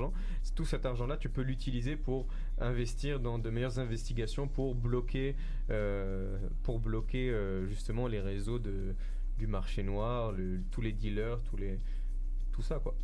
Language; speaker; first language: French; native; French